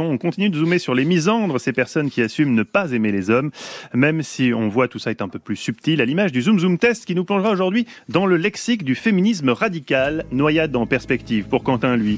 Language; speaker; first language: French; native; French